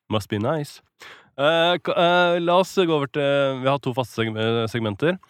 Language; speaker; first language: Norwegian; native; Norwegian